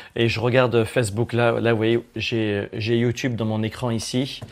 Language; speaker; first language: French; native; French